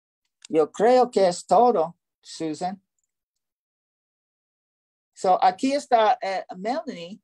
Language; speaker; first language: Spanish; non-native, learner; English